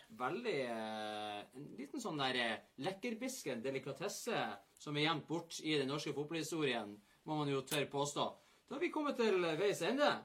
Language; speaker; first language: Norwegian; native; Norwegian